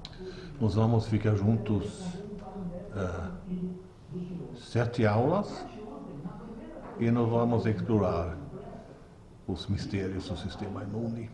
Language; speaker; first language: Portuguese; non-native, learner; Swedish